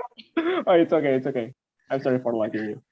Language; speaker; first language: English; non-native, fluent; Indonesian